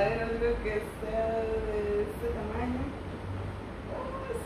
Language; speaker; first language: Spanish; native; Spanish